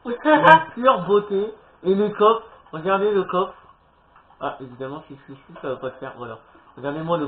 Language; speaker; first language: French; native; French